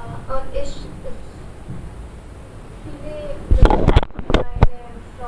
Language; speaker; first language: German; non-native, learner; Hindi